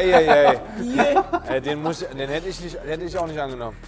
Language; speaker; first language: German; native; German